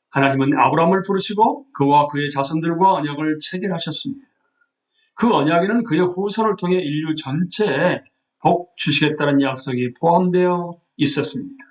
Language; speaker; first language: Korean; native; Korean